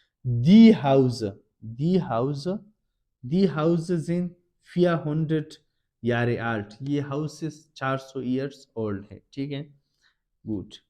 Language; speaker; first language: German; non-native, learner; Urdu